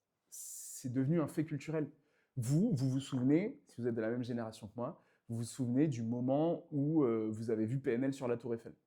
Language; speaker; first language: French; native; French